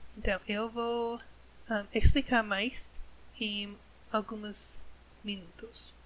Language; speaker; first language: Portuguese; non-native, learner; English